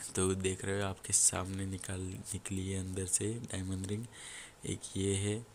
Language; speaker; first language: Hindi; native; Hindi